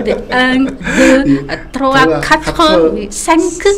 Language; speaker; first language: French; non-native, learner; Indonesian